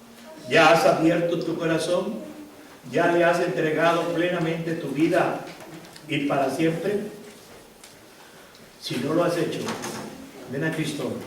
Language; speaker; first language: Spanish; native; Spanish